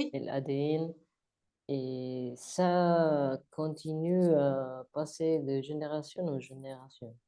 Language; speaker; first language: French; non-native, learner; Spanish